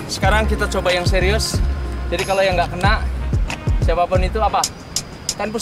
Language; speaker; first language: Indonesian; native; Indonesian